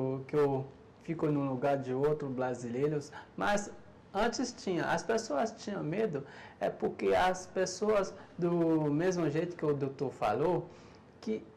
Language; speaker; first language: Portuguese; non-native, learner; Haitian Creole